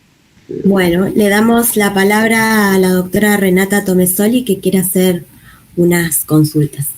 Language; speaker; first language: Spanish; native; Spanish